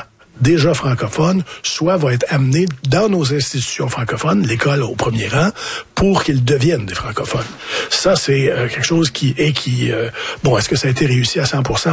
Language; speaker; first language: French; native; French